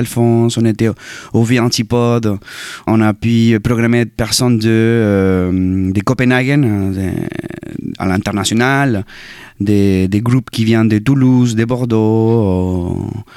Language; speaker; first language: French; non-native, fluent; Spanish